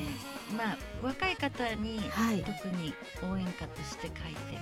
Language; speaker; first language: Japanese; native; Japanese